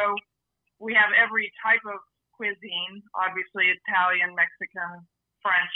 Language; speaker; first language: English; native; English